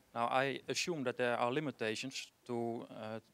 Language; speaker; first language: English; non-native, fluent; Dutch